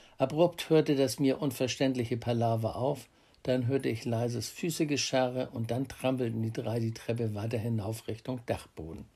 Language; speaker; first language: German; native; German